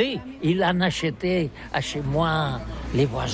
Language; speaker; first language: French; non-native, learner; Catalan